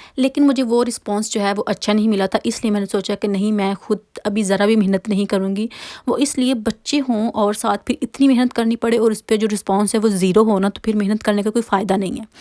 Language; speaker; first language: Urdu; non-native, local second language; Punjabi